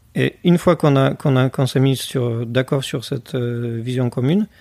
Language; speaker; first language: French; non-native, fluent; Polish